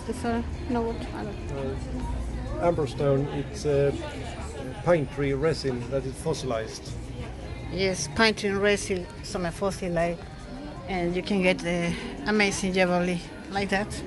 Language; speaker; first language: English; non-native, learner; Spanish